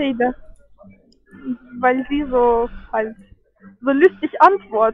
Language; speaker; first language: German; non-native, fluent; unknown